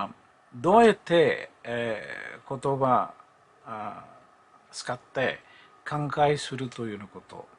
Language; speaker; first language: Japanese; non-native, learner; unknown